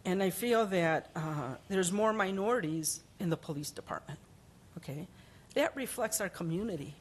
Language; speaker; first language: English; early bilingual, other home language; Spanish